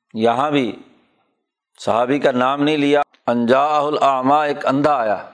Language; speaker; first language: Urdu; non-native, local second language; Punjabi